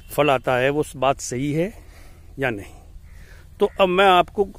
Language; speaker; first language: Hindi; native; Hindi